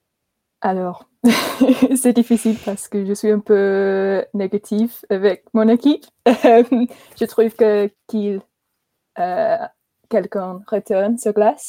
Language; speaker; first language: French; non-native, learner; English